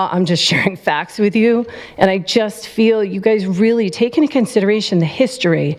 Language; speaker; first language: English; native; English